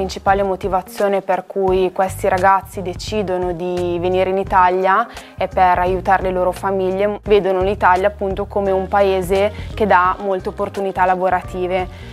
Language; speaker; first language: Italian; native; Italian